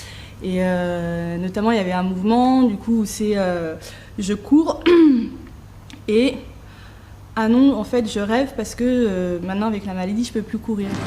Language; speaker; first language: French; native; French